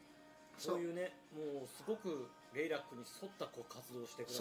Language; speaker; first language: Japanese; native; Japanese